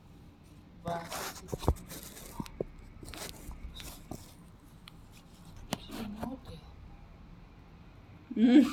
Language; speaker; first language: English; non-native, local second language; Tswana